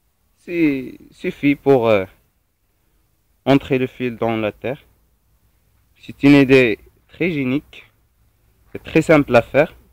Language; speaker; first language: French; non-native, local second language; Arabic